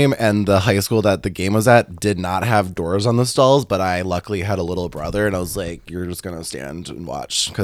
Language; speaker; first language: English; native; English